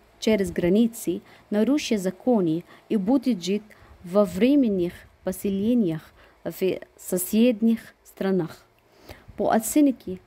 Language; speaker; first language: Russian; non-native, fluent; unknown